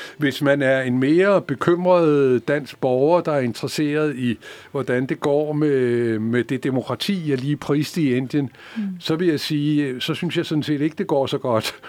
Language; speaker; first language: Danish; native; Danish